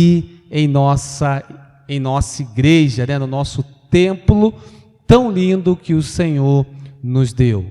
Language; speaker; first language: Portuguese; native; Portuguese